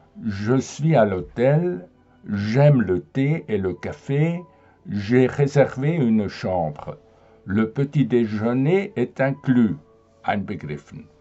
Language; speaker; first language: French; non-native, fluent; German